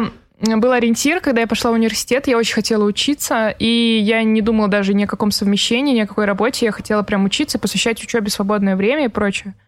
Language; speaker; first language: Russian; native; Russian